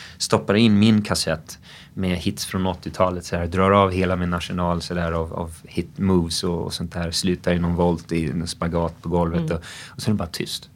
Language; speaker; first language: Swedish; early bilingual, other home language; English